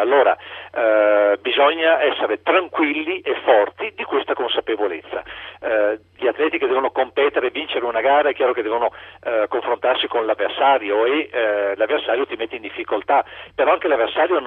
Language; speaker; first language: Italian; native; Italian